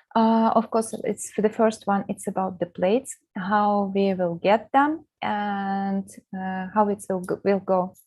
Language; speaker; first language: English; non-native, fluent; Russian